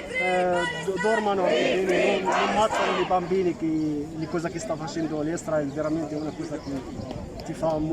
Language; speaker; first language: Italian; non-native, learner; Arabic